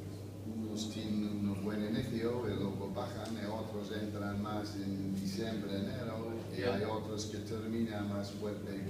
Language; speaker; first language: Spanish; non-native, fluent; English